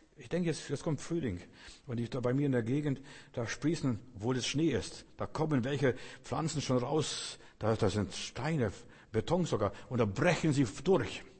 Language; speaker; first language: German; non-native, fluent; Russian